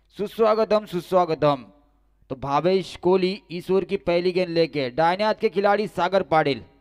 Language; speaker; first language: Hindi; non-native, local second language; Marathi